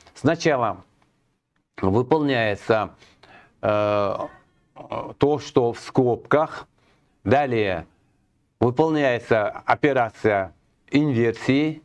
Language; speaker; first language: Russian; non-native, local second language; Kazakh